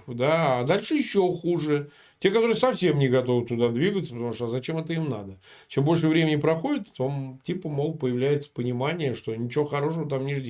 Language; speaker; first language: Russian; native; Russian